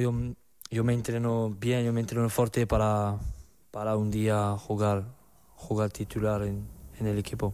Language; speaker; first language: Spanish; non-native, learner; French